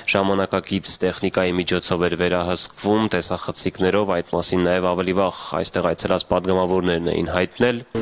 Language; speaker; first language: Armenian; native; Armenian